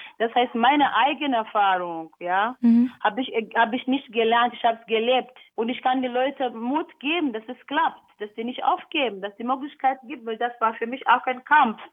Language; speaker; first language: German; non-native, fluent; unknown